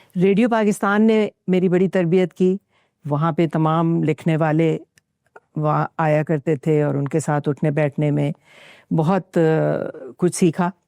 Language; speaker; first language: Urdu; native; Urdu